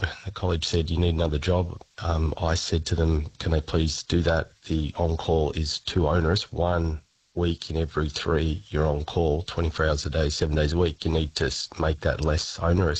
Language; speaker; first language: English; native; English